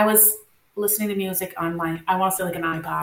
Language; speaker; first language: English; non-native, local second language; French